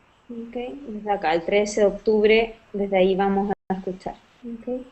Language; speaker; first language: Spanish; native; Spanish